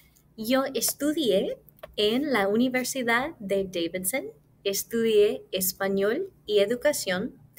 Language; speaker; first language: Spanish; early bilingual, heritage; English